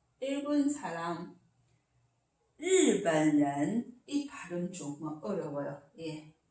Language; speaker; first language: Korean; non-native, learner; Chinese